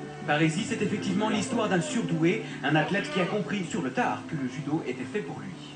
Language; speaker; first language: French; native; French